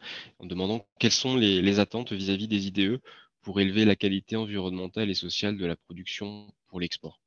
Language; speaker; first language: French; native; French